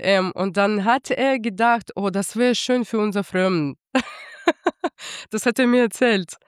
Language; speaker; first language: German; non-native, fluent; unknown